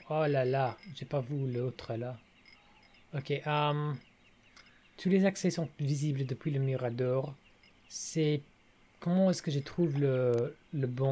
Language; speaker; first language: French; non-native, learner; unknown